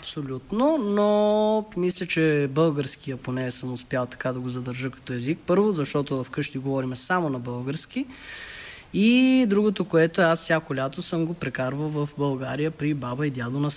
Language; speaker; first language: Bulgarian; early bilingual, heritage; Bulgarian